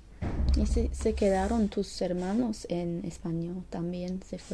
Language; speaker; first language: Spanish; non-native, learner; English